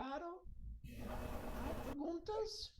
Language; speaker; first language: Portuguese; non-native, learner; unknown